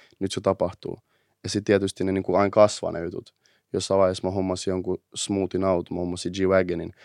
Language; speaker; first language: Finnish; native; Finnish